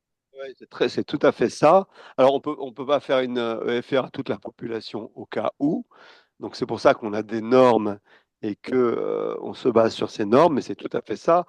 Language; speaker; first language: French; native; French